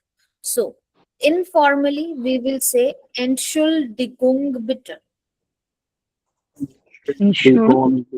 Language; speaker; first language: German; non-native, fluent; Hindi